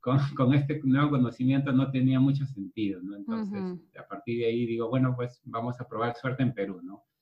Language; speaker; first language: Spanish; native; Spanish